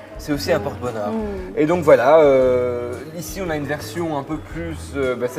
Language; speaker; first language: French; native; French